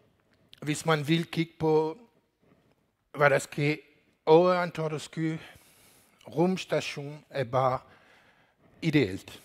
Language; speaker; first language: Danish; non-native, learner; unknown